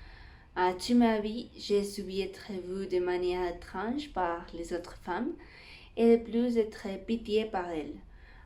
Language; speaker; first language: French; non-native, fluent; Spanish